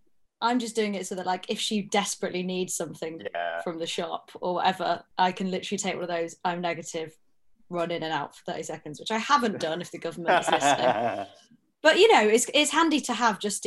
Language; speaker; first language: English; native; English